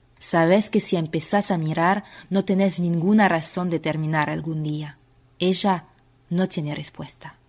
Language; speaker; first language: Spanish; non-native, fluent; French